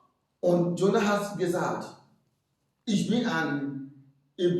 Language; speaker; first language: German; non-native, learner; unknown